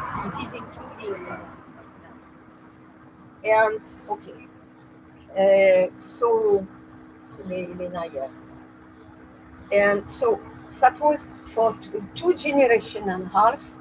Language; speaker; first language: English; non-native, learner; French